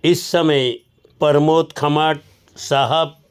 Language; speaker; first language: Hindi; non-native, local second language; Marathi